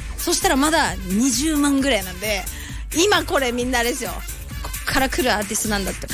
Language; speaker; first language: Japanese; native; Japanese